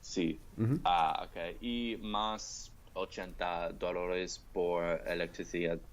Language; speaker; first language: Spanish; non-native, learner; English